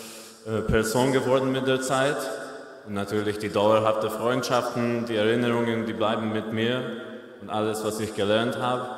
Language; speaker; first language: German; non-native, fluent; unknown